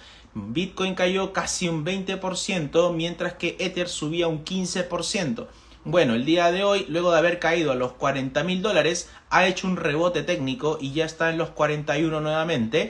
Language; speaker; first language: Spanish; native; Spanish